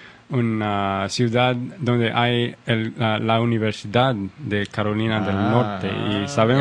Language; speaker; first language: Spanish; non-native, learner; English